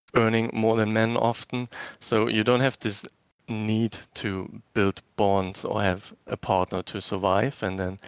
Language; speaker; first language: English; non-native, fluent; German